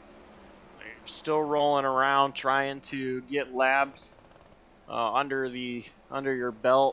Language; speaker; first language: English; native; English